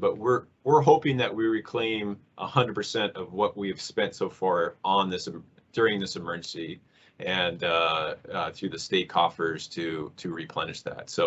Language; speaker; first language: English; native; English